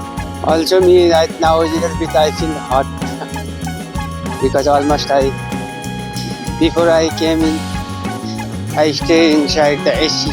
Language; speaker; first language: English; non-native, learner; Nepali